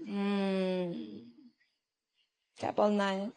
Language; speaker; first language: Hindi; non-native, fluent; Chinese